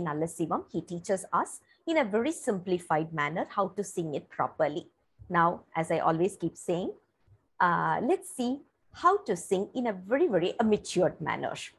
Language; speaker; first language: English; non-native, local second language; Tamil